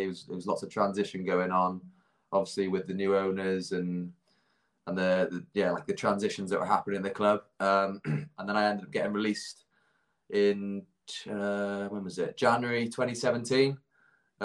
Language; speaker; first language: English; native; English